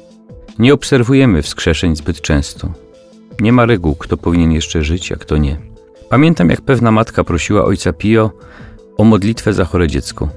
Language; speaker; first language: Polish; native; Polish